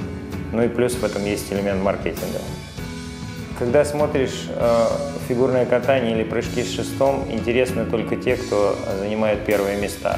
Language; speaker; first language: Russian; native; Russian